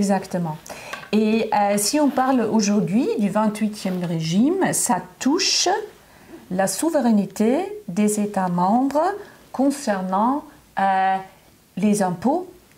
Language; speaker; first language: French; non-native, fluent; German